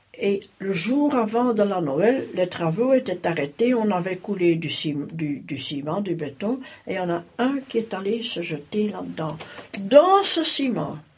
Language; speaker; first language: French; native; French